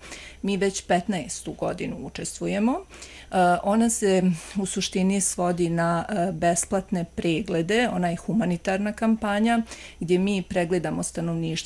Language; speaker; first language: Croatian; native; Croatian